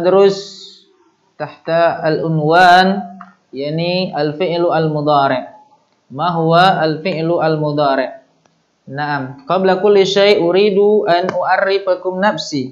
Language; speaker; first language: Arabic; non-native, fluent; Indonesian